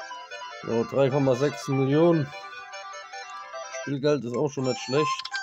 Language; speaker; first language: German; native; German